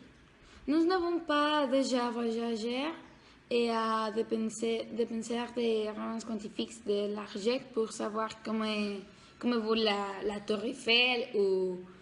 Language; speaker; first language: French; non-native, learner; Spanish